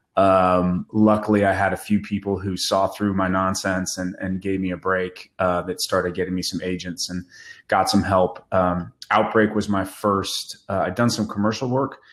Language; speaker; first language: English; native; English